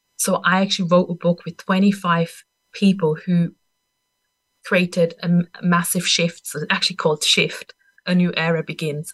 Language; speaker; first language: English; non-native, fluent; German